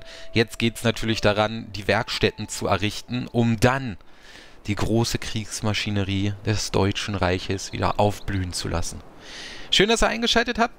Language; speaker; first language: German; native; German